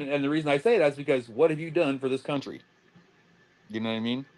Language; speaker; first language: English; native; English